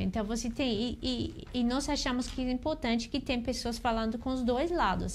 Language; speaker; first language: Portuguese; non-native, learner; English